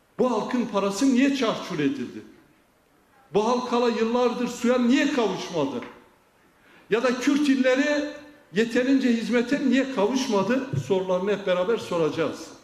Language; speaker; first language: Turkish; non-native, local second language; Kurdish